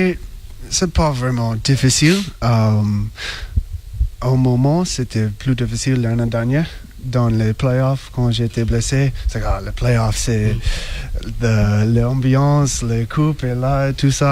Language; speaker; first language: French; non-native, learner; English